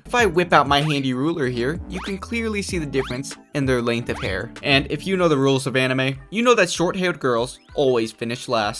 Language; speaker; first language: English; native; English